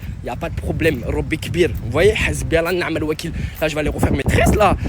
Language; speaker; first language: French; native; French